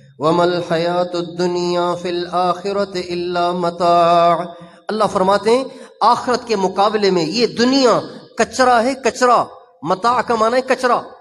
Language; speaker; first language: Urdu; non-native, local second language; Sindhi